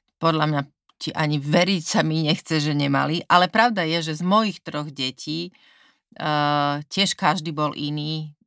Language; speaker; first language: Slovak; native; Slovak